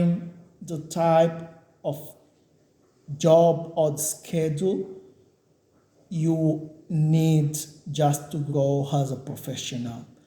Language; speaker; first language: English; non-native, learner; Portuguese